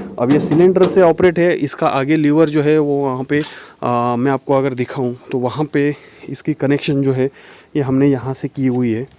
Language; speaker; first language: Hindi; non-native, local second language; Marathi